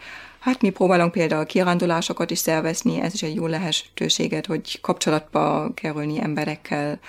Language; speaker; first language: Hungarian; non-native, fluent; German